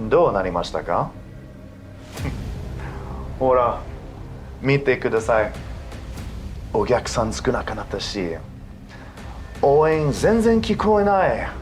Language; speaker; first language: Japanese; non-native, fluent; English